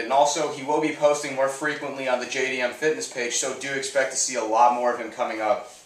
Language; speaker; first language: English; native; English